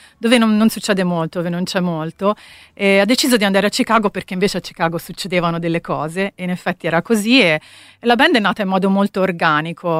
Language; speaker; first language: Italian; native; Italian